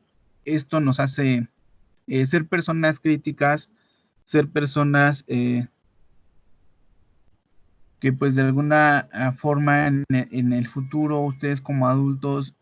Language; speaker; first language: Spanish; native; Spanish